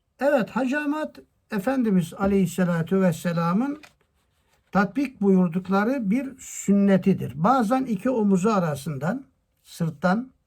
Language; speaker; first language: Turkish; native; Turkish